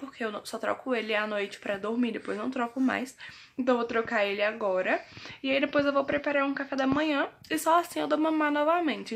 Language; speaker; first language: Portuguese; native; Portuguese